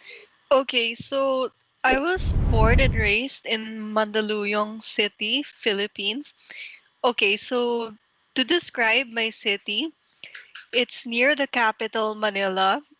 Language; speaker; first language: English; non-native, local second language; Filipino